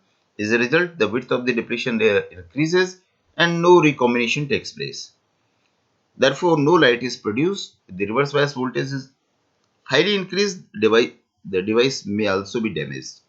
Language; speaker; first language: English; non-native, local second language; Hindi